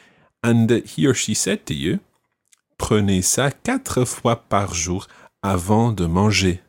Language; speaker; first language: French; non-native, fluent; English